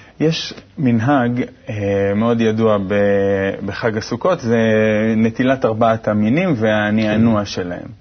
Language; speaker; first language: Hebrew; native; Hebrew